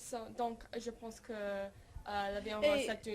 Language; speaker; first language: French; non-native, learner; English